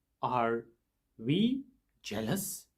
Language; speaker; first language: English; non-native, fluent; Turkish